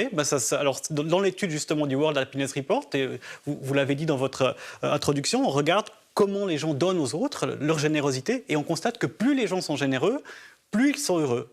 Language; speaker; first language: French; native; French